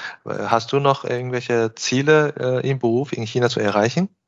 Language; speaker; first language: German; non-native, fluent; Chinese